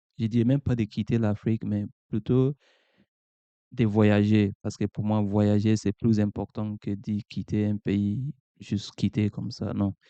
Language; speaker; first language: French; non-native, fluent; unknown